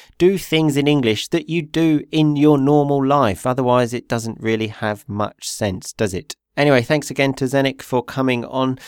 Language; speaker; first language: English; native; English